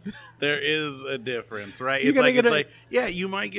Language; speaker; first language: English; native; English